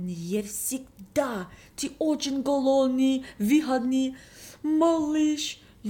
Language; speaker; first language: Russian; non-native, learner; English